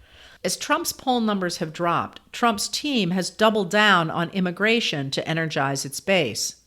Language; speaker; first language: English; native; English